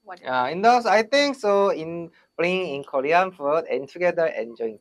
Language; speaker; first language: English; non-native, learner; Korean